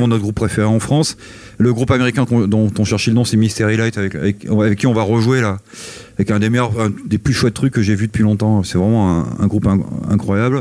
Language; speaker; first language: French; native; French